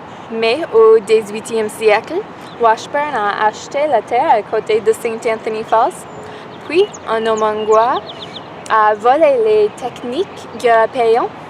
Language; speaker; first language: French; non-native, learner; English